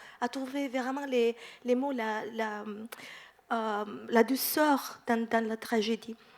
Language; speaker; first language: French; non-native, fluent; Italian